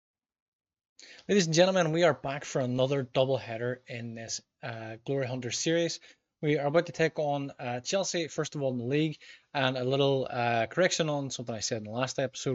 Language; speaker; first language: English; native; English